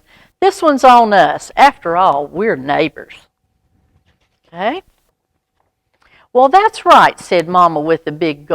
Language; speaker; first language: English; native; English